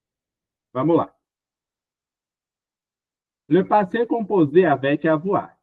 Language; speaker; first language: French; non-native, fluent; Portuguese